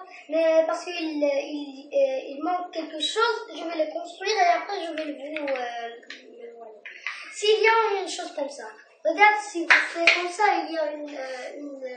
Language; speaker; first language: French; non-native, learner; Arabic